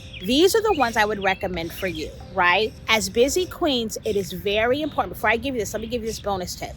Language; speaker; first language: English; native; English